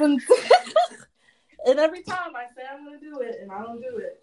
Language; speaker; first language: English; native; English